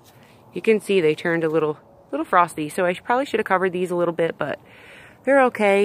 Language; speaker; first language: English; native; English